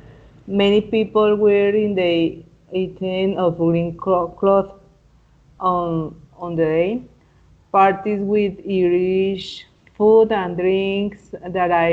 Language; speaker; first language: English; non-native, learner; Spanish